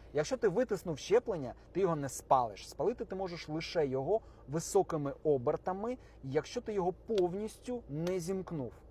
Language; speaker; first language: Ukrainian; native; Ukrainian